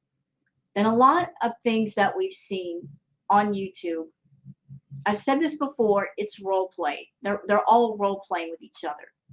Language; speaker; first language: English; native; English